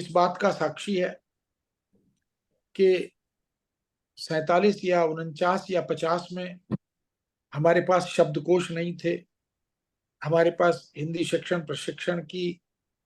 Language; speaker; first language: Hindi; native; Hindi